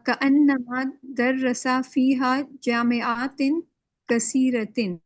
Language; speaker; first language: Arabic; non-native, learner; Urdu